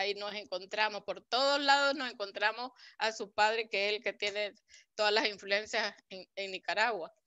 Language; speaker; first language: Spanish; native; Spanish